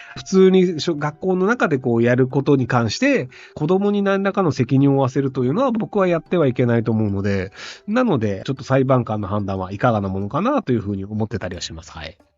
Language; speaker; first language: Japanese; native; Japanese